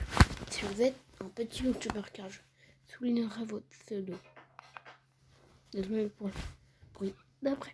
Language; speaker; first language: French; native; French